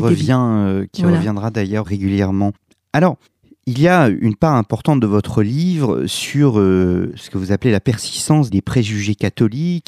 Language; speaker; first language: French; native; French